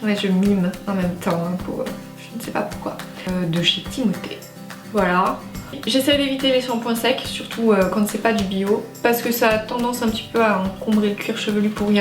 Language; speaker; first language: French; native; French